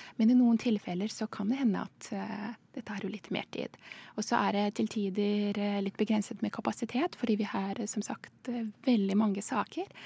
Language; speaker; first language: Norwegian; non-native, fluent; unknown